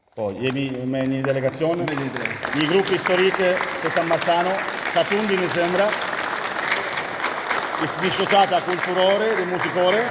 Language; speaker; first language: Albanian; early bilingual, heritage; Italian